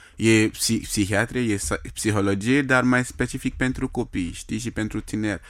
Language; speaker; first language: Romanian; non-native, fluent; Yoruba